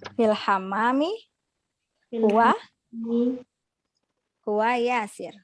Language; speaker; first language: Arabic; non-native, fluent; Indonesian